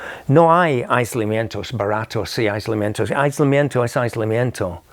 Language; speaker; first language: Spanish; non-native, fluent; English